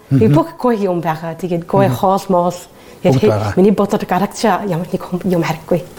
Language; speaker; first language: Mongolian; non-native, learner; English